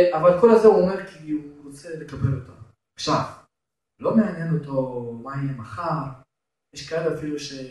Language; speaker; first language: Hebrew; non-native, fluent; Russian